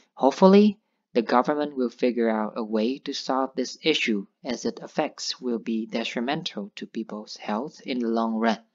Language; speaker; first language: English; non-native, fluent; Vietnamese